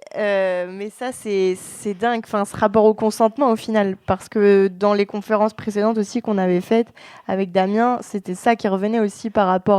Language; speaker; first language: French; native; French